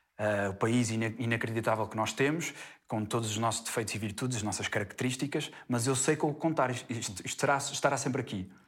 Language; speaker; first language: Portuguese; native; Portuguese